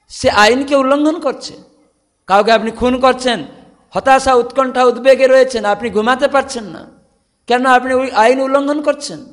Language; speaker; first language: Bangla; non-native, fluent; Odia